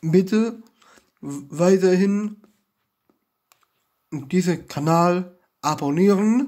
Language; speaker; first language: German; non-native, learner; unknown